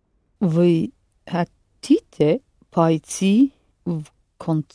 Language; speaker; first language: Russian; non-native, learner; English